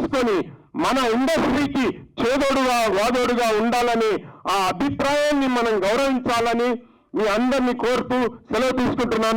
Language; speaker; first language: Telugu; native; Telugu